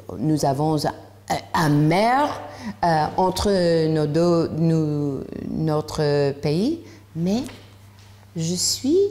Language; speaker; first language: French; non-native, learner; English